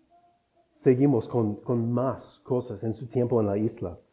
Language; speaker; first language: Spanish; non-native, fluent; English